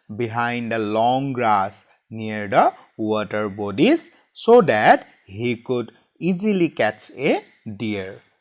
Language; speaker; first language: English; non-native, local second language; Assamese